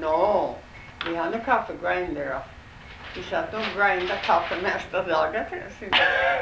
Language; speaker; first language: Norwegian; early bilingual, heritage; Norwegian